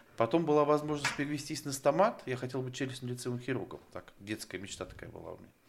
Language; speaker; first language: Russian; native; Russian